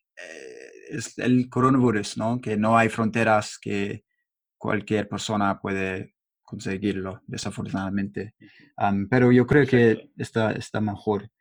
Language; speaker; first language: Spanish; non-native, learner; English